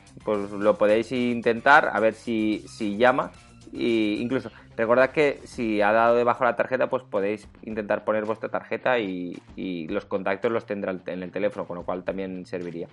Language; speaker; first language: Spanish; native; Spanish